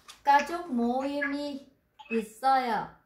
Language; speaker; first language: Korean; non-native, fluent; Vietnamese